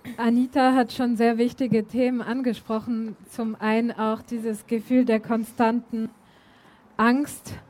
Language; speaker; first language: German; native; German